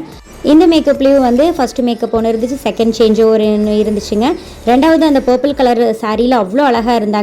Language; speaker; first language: Tamil; native; Tamil